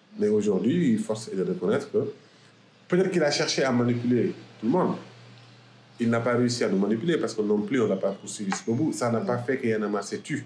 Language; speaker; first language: French; non-native, local second language; Wolof